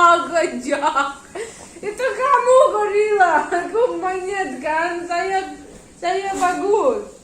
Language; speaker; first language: Indonesian; non-native, learner; Russian